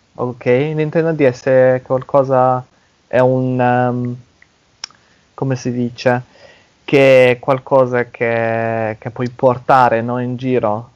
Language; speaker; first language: Italian; non-native, fluent; English